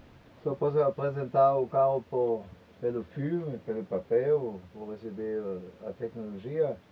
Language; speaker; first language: Portuguese; non-native, fluent; German